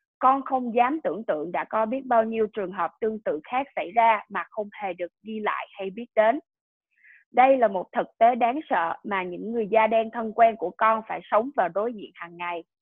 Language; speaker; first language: Vietnamese; early bilingual, heritage; Vietnamese